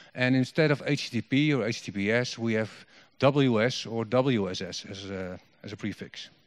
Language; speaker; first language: English; non-native, fluent; Dutch